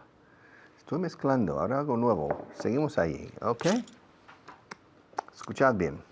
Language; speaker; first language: Spanish; non-native, fluent; English